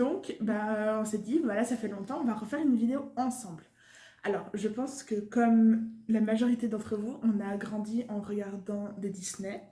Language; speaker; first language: French; native; French